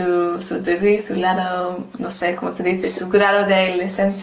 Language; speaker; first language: Spanish; non-native, learner; English